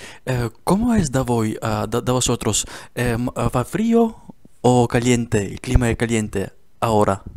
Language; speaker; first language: Spanish; non-native, learner; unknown